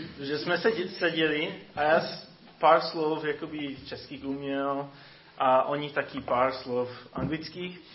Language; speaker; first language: Czech; non-native, fluent; English